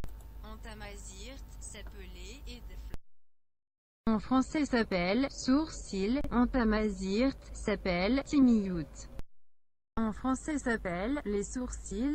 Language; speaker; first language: French; non-native, learner; Berber languages